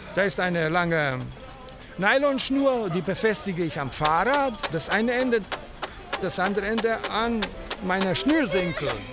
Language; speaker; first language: German; non-native, fluent; Italian